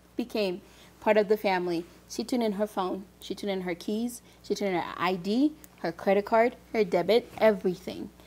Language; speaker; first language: English; early bilingual, other home language; Haitian Creole